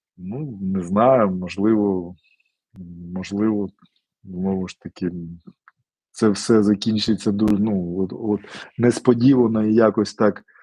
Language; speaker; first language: Ukrainian; non-native, local second language; Russian